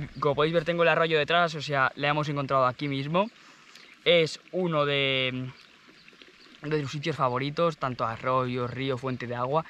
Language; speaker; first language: Spanish; native; Spanish